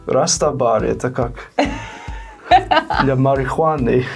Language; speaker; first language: Russian; non-native, fluent; English